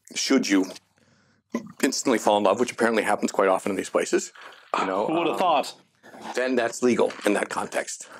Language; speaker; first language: English; native; English